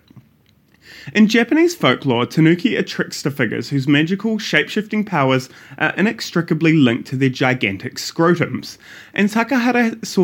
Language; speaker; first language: English; native; English